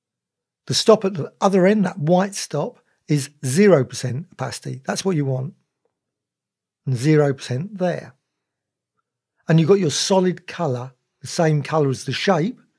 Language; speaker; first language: English; native; English